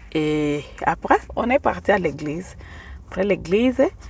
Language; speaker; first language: French; non-native, local second language; Swahili